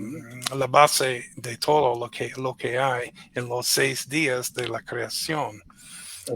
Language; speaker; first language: Spanish; non-native, fluent; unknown